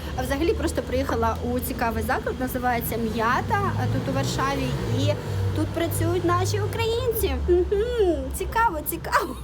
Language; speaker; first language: Ukrainian; non-native, local second language; Russian